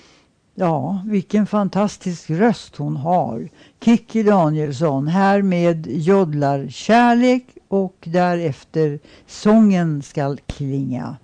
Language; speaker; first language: Swedish; native; Swedish